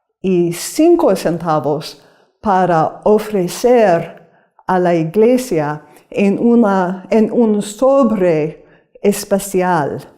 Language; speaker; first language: Spanish; non-native, learner; English